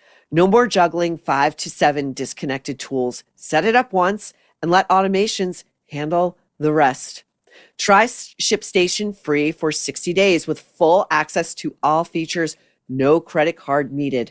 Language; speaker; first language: English; native; English